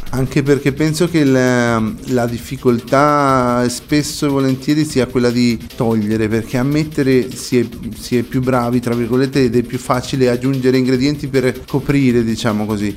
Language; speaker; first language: Italian; non-native, fluent; Spanish